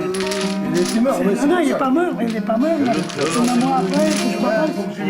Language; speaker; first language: French; native; French